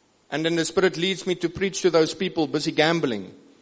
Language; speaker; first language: English; non-native, local second language; Afrikaans